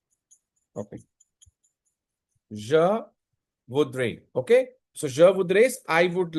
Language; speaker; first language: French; non-native, learner; Hindi